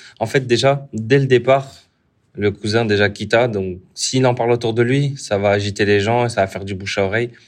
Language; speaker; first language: French; native; French